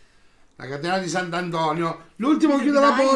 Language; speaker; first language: Italian; native; Italian